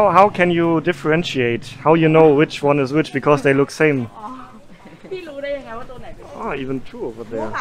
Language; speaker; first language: English; non-native, fluent; German